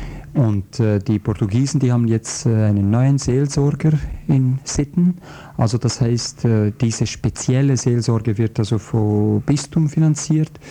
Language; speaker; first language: German; non-native, fluent; Croatian